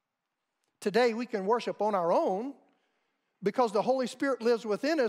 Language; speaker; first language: English; native; English